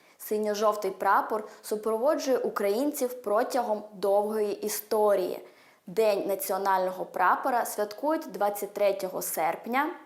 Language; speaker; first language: Ukrainian; early bilingual, heritage; Ukrainian